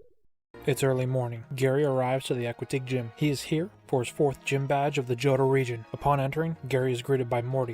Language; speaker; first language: English; native; English